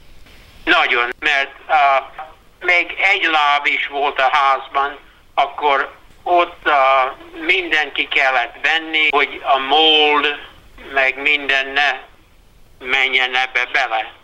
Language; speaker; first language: Hungarian; early bilingual, heritage; Hungarian